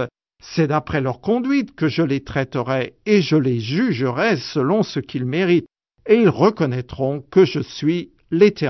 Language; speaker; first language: French; native; French